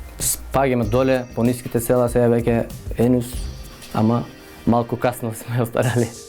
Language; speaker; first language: Macedonian; non-native, local second language; Turkish